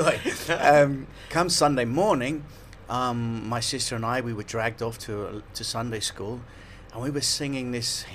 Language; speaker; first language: English; native; English